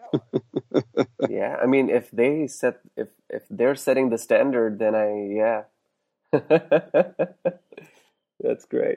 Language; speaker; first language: English; non-native, local second language; Hindi